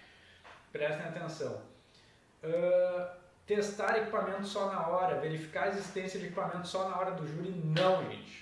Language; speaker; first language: Portuguese; native; Portuguese